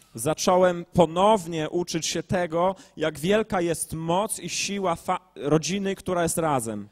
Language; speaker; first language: Polish; native; Polish